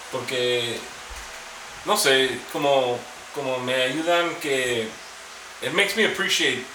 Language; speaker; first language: Spanish; early bilingual, heritage; Spanish